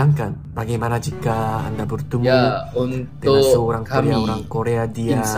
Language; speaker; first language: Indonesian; non-native, learner; Korean